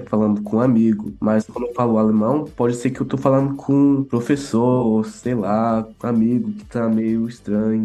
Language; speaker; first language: Portuguese; early bilingual, heritage; Portuguese